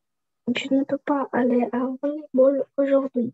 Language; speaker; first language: French; non-native, learner; Russian